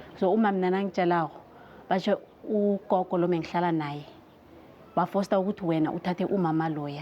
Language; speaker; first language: Zulu; non-native, local second language; South Ndebele